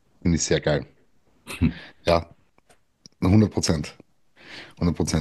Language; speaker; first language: German; native; German